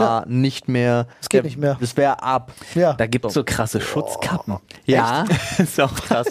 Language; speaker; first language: German; native; German